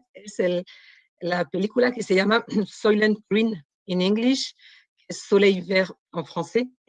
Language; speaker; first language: Spanish; non-native, learner; French